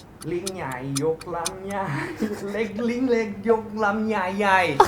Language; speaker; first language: Thai; non-native, learner; Korean